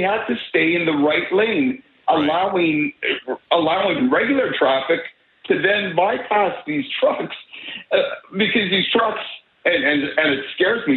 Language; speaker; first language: English; native; English